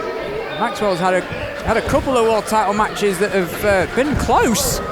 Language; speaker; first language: English; native; English